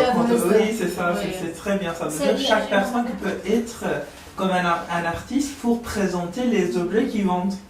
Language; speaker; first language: French; non-native, learner; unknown